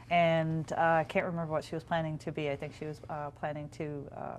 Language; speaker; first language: English; native; English